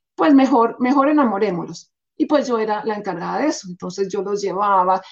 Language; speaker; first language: Spanish; native; Spanish